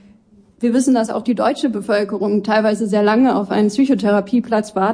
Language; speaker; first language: German; native; German